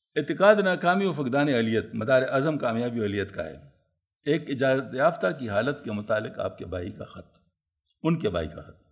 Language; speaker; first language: Urdu; non-native, local second language; Pashto